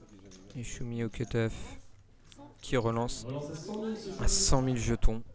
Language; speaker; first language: French; native; French